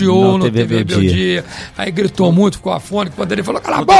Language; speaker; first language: Portuguese; native; Portuguese